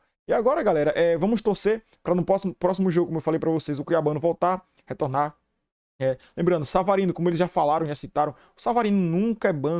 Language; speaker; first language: Portuguese; native; Portuguese